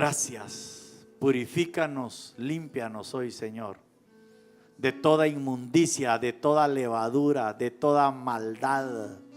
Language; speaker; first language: Spanish; native; Spanish